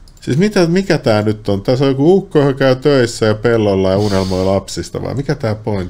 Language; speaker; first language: Finnish; native; Finnish